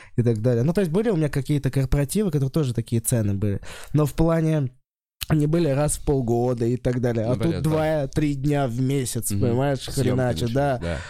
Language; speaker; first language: Russian; native; Russian